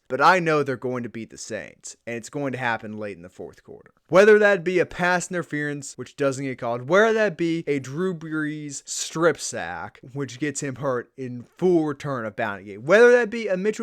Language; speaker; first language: English; native; English